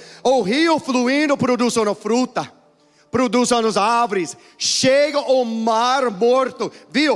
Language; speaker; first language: Portuguese; non-native, learner; English